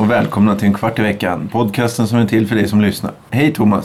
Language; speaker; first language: Swedish; native; Swedish